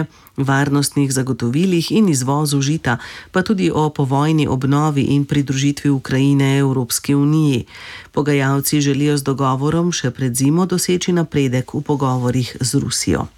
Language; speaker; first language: Slovenian; native; Slovenian